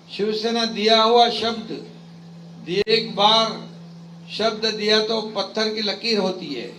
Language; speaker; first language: Hindi; non-native, local second language; Marathi